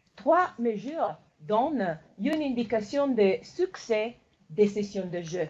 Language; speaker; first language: French; non-native, fluent; Italian